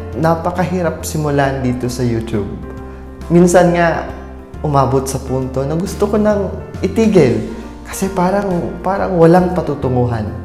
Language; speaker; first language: Filipino; non-native, local second language; Waray